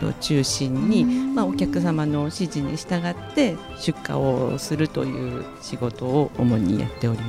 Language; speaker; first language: Japanese; native; Japanese